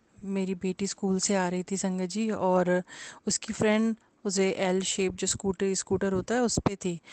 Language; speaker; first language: Hindi; native; Hindi